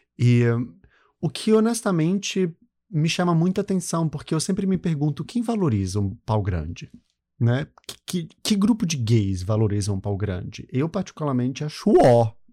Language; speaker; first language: Portuguese; native; Portuguese